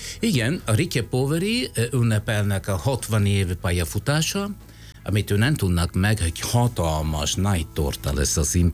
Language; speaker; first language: Hungarian; non-native, fluent; Italian